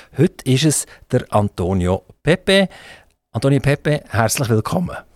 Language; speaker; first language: German; native; German